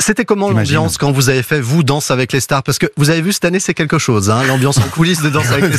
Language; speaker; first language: French; native; French